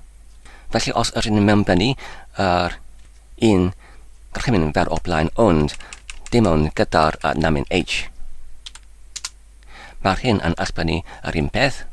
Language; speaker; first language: Welsh; non-native, learner; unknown